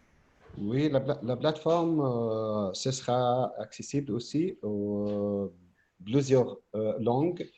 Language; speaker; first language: French; non-native, fluent; Arabic